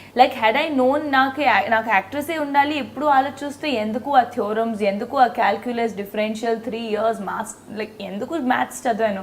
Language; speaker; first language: Telugu; non-native, local second language; Hindi